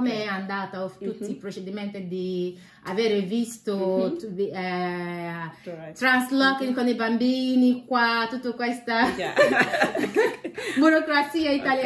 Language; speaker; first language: Italian; non-native, learner; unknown